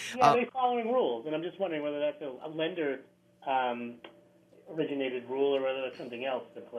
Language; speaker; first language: English; native; English